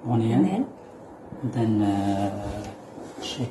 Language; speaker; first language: English; non-native, learner; Arabic